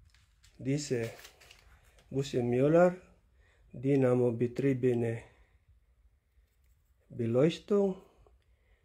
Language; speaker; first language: German; non-native, learner; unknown